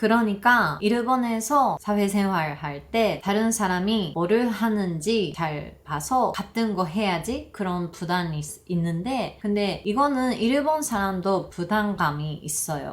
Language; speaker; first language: Korean; non-native, learner; Japanese